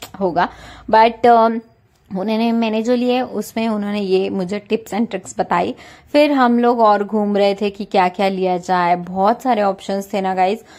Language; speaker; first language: Hindi; non-native, local second language; Marathi